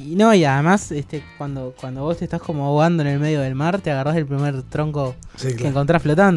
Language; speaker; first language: Spanish; native; Spanish